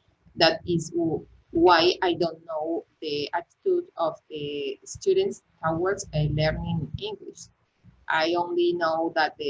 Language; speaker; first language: English; non-native, learner; Spanish